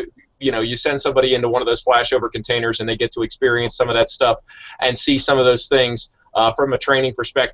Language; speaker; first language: English; native; English